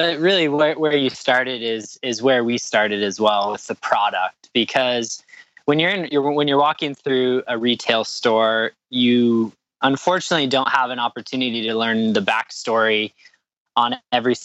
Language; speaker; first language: English; native; English